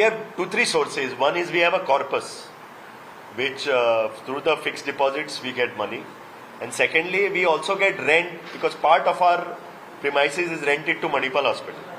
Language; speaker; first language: English; non-native, local second language; Konkani